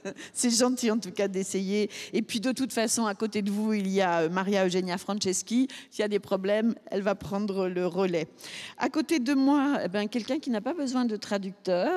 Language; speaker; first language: French; native; French